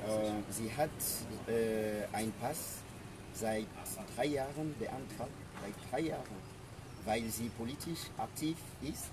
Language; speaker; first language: German; non-native, learner; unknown